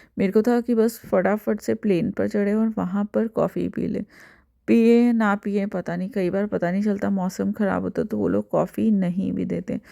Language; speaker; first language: Hindi; native; Hindi